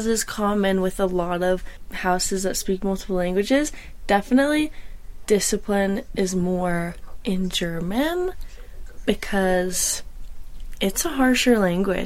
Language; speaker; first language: English; non-native, local second language; German